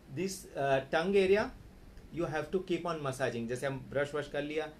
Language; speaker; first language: Hindi; non-native, local second language; Gujarati